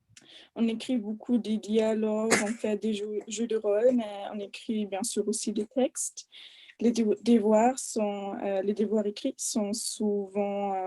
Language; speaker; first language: French; non-native, fluent; German